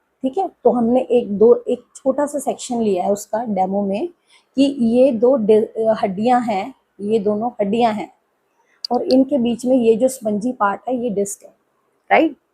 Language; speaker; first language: Hindi; native; Hindi